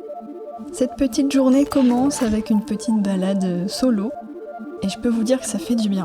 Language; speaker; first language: French; native; French